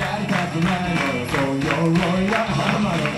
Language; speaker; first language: Japanese; native; Japanese